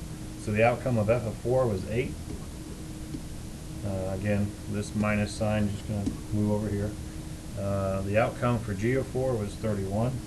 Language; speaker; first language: English; native; English